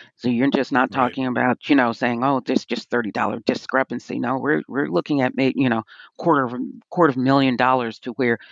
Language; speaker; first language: English; native; English